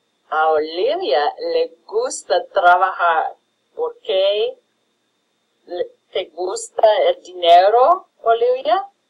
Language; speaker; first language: Spanish; non-native, fluent; English